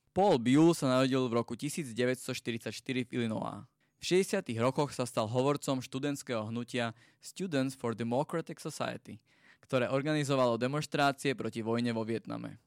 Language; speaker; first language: Slovak; native; Slovak